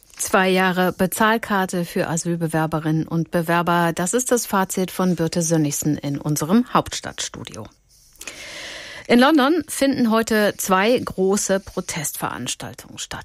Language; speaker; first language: German; native; German